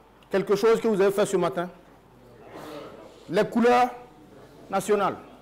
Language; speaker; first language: French; non-native, local second language; Mossi